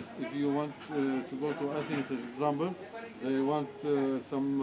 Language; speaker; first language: English; non-native, learner; Arabic